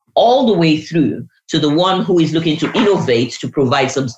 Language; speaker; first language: English; non-native, local second language; Yoruba